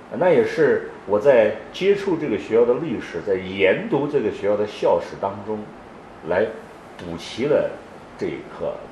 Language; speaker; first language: Chinese; native; Chinese